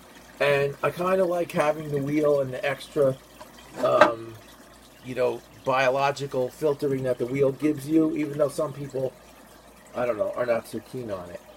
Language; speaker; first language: English; native; English